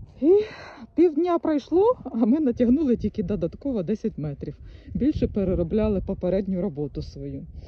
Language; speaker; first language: Ukrainian; native; Ukrainian